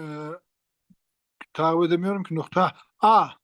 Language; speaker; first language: Turkish; native; Turkish